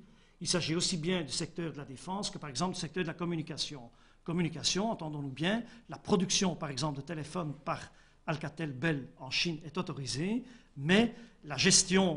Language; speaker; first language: French; native; French